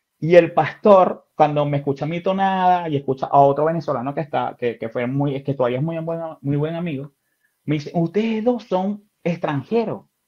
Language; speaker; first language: Spanish; native; Spanish